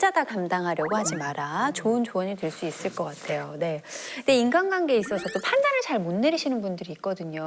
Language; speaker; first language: Korean; native; Korean